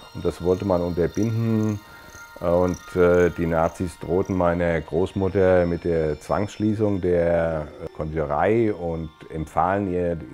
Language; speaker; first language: German; native; German